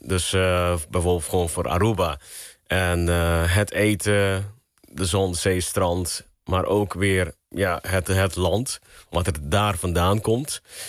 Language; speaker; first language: Dutch; non-native, local second language; Papiamento